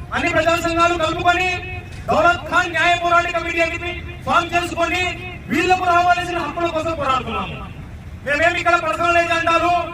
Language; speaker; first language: Telugu; native; Telugu